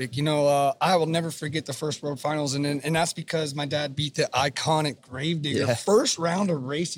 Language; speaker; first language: English; native; English